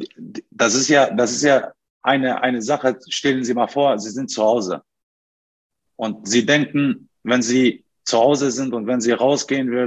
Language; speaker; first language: German; non-native, fluent; Turkish